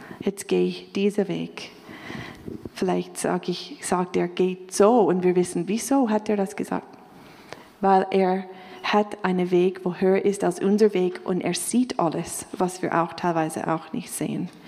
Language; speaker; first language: German; non-native, fluent; English